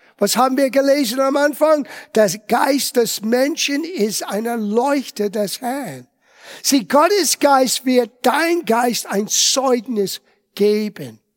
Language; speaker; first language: German; non-native, fluent; English